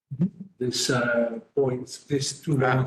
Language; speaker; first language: English; non-native, fluent; Greek